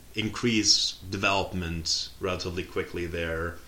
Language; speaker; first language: English; non-native, fluent; German